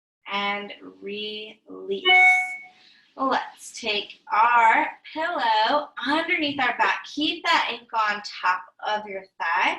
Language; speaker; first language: English; native; English